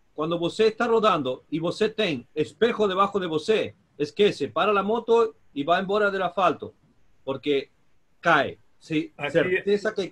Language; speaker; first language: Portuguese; non-native, learner; Spanish